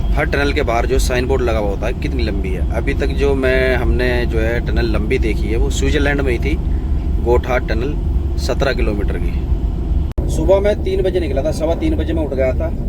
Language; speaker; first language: Hindi; native; Hindi